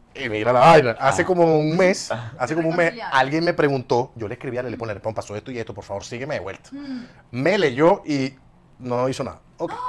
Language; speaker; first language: Spanish; native; Spanish